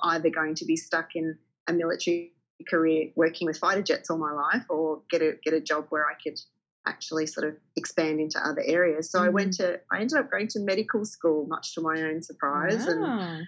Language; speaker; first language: English; native; English